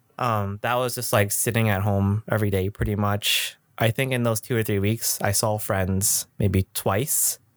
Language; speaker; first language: English; early bilingual, other home language; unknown